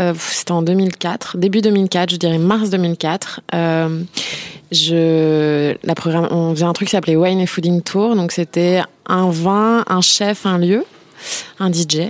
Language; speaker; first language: French; native; French